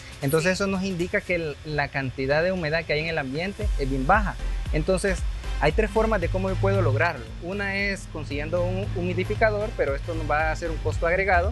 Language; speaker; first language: Spanish; native; Spanish